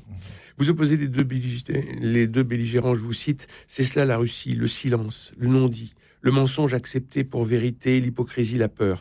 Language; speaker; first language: French; native; French